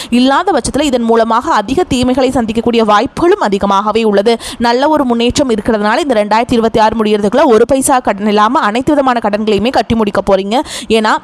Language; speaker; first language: Tamil; native; Tamil